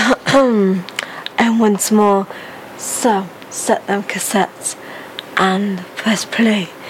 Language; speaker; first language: English; native; English